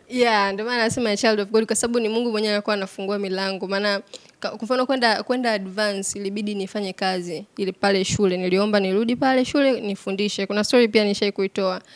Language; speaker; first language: Swahili; native; Swahili